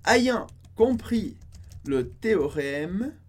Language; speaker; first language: French; non-native, fluent; Portuguese